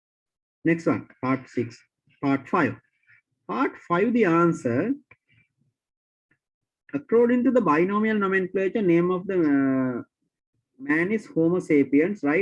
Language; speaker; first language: English; non-native, local second language; Sinhala